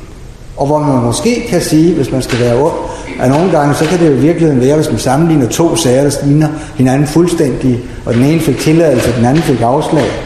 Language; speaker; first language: Danish; native; Danish